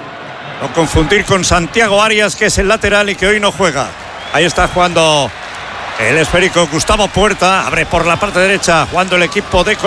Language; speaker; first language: Spanish; native; Spanish